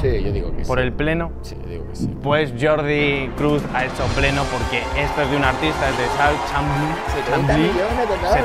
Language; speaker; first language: Spanish; native; Spanish